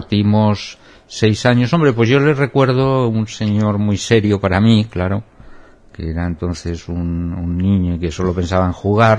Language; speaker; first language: Spanish; native; Spanish